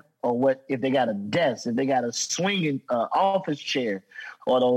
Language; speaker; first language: English; native; English